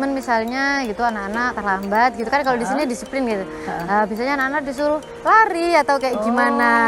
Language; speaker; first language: Indonesian; native; Indonesian